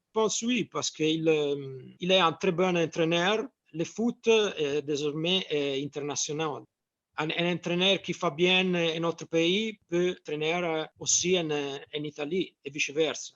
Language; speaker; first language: French; non-native, fluent; Italian